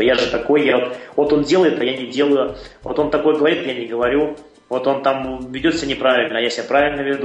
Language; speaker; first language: Russian; native; Russian